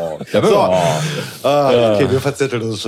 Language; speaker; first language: German; native; German